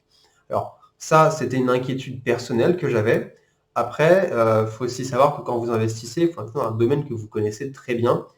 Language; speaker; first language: French; native; French